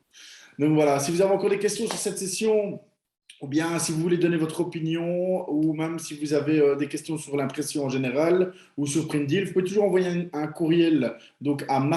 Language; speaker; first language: French; native; French